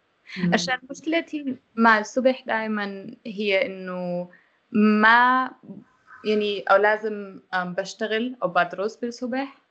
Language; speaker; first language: Arabic; non-native, learner; German